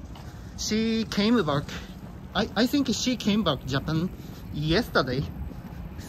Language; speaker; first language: English; non-native, learner; Japanese